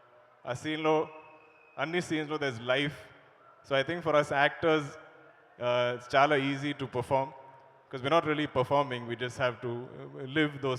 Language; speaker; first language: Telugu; non-native, learner; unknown